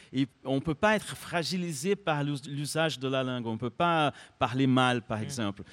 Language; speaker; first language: French; non-native, fluent; Portuguese